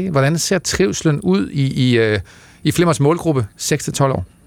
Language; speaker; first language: Danish; native; Danish